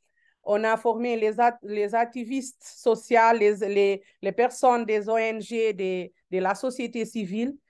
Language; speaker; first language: French; non-native, learner; Portuguese